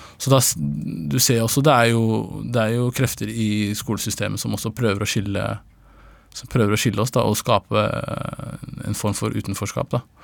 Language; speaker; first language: Norwegian; native; Norwegian